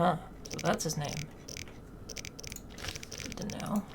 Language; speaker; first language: English; native; English